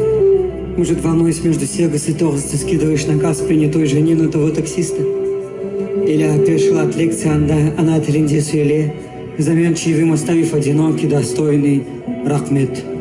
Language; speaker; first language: Russian; native; Russian